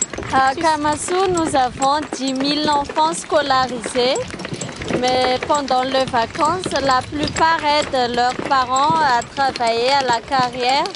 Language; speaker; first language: French; non-native, local second language; Malagasy